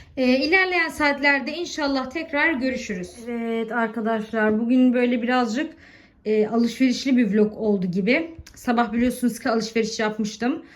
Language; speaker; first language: Turkish; early bilingual, heritage; Turkish